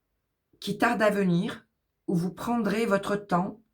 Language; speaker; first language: French; native; French